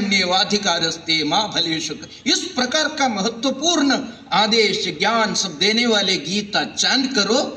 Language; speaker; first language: Hindi; non-native, local second language; Malayalam